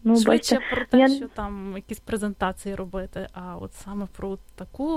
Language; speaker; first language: Ukrainian; native; Ukrainian